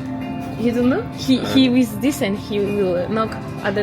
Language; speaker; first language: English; non-native, learner; French